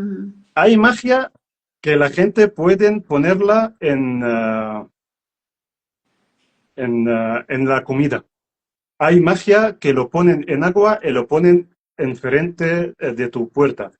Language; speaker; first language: Spanish; non-native, learner; Arabic